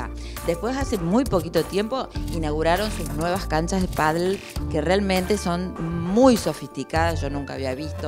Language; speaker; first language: Spanish; native; Spanish